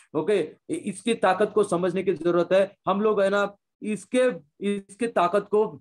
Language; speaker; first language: Hindi; non-native, local second language; Marathi